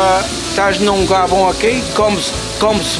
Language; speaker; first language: Portuguese; native; Portuguese